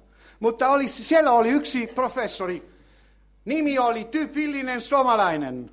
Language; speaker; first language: Finnish; non-native, learner; Italian